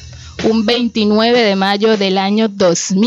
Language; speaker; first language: Spanish; native; Spanish